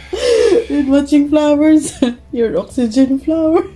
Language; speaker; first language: English; non-native, local second language; Filipino